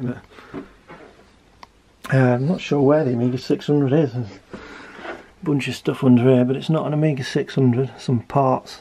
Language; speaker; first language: English; native; English